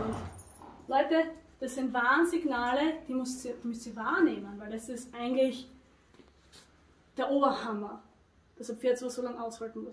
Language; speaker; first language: German; native; German